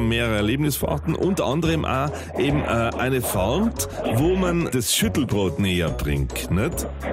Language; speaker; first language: German; native; German